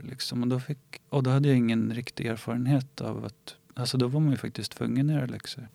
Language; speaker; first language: Swedish; native; Swedish